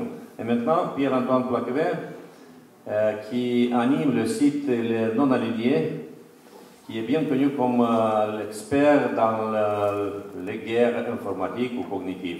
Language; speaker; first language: French; non-native, fluent; Romanian